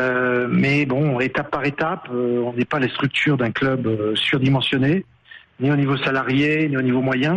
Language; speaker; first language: French; native; French